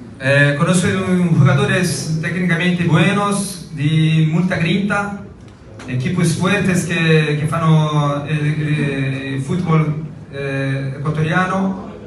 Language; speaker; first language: Spanish; non-native, learner; Portuguese